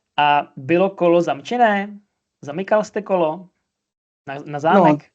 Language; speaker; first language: Czech; non-native, fluent; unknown